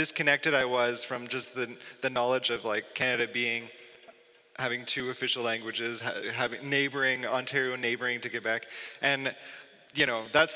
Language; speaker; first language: English; native; English